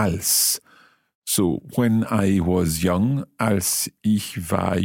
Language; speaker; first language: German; non-native, learner; English